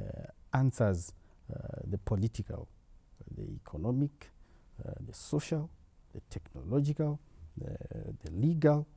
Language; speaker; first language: English; non-native, local second language; Shona